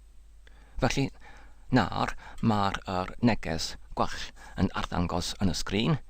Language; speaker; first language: Welsh; non-native, learner; English